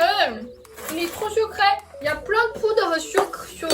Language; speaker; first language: French; non-native, learner; Chinese